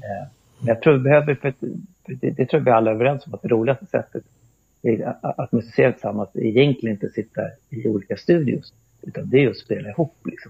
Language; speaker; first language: Swedish; native; Swedish